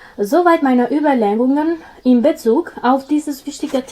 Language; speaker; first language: German; non-native, fluent; Albanian